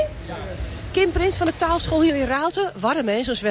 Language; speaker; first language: Dutch; native; Dutch